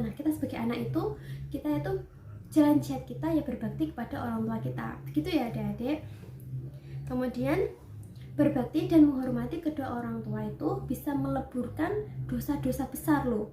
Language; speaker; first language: Indonesian; native; Indonesian